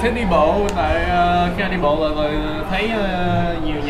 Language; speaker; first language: Vietnamese; early bilingual, heritage; English